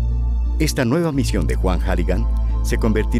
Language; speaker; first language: Spanish; native; Spanish